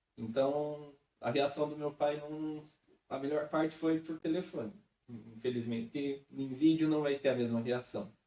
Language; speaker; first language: Portuguese; native; Portuguese